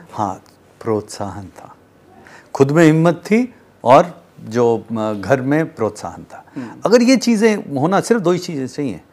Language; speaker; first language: Hindi; native; Hindi